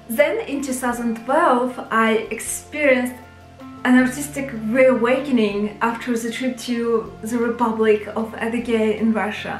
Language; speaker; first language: English; non-native, fluent; Russian